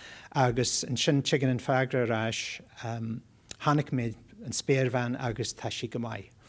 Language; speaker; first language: Irish; non-native, fluent; English